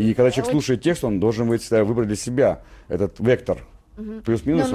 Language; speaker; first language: Russian; native; Russian